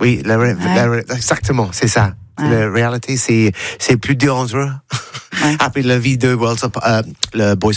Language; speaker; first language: French; non-native, learner; English